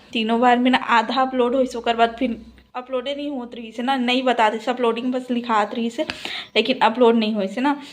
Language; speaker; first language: Hindi; native; Hindi